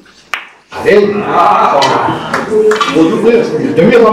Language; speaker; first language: French; native; French